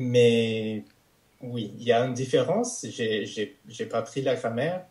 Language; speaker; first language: French; non-native, fluent; English